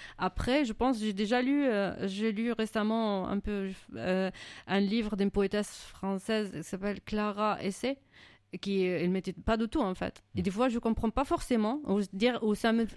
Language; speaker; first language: French; non-native, fluent; Arabic